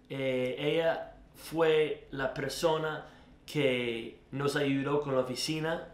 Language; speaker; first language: Spanish; non-native, learner; English